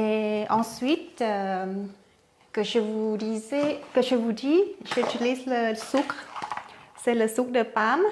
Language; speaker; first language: French; non-native, learner; Thai